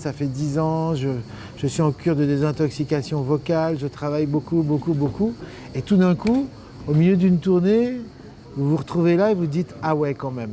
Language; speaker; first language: French; native; French